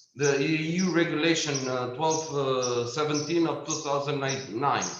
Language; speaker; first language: English; non-native, fluent; Albanian